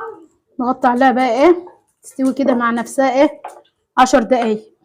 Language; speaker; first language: Arabic; native; Arabic